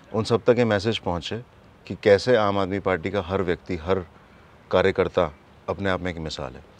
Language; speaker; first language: Hindi; native; Hindi